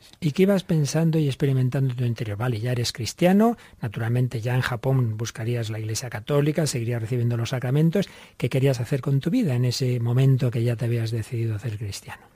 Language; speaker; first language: Spanish; native; Spanish